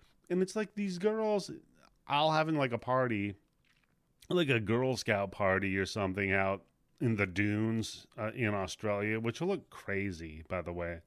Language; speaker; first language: English; native; English